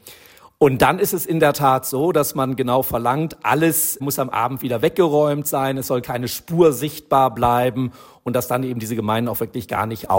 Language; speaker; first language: German; native; German